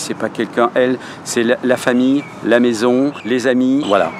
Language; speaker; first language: French; native; French